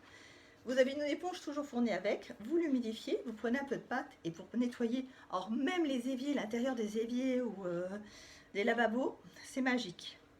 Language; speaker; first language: French; native; French